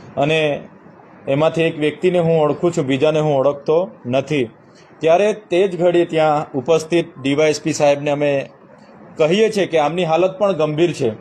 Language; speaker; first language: Gujarati; non-native, local second language; Vasavi